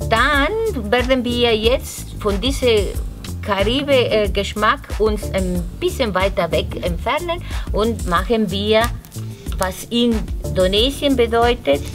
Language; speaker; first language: German; non-native, fluent; Spanish